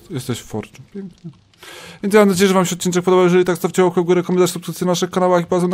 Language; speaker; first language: Polish; native; Polish